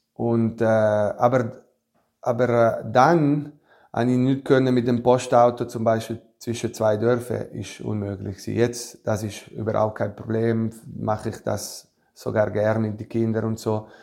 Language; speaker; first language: German; non-native, fluent; Italian